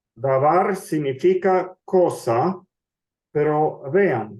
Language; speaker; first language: Spanish; non-native, fluent; English